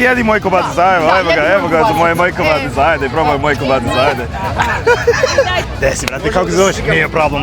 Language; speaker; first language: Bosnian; non-native, learner; English